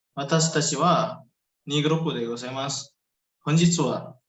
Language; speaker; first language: Japanese; non-native, learner; Indonesian